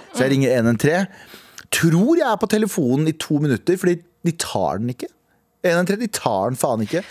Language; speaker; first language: Norwegian; early bilingual, other home language; Kurdish